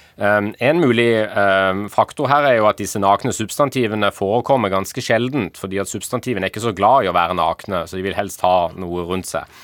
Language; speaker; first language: Norwegian; native; Norwegian